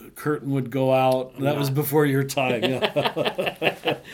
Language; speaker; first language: English; native; English